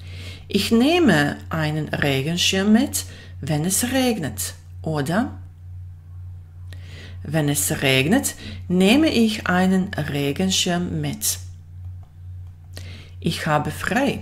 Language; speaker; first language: German; non-native, fluent; Bosnian